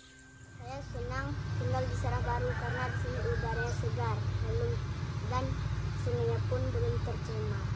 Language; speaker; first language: Indonesian; non-native, local second language; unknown